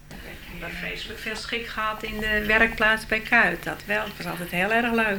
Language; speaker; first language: Dutch; native; Dutch